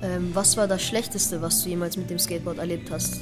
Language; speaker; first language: German; native; German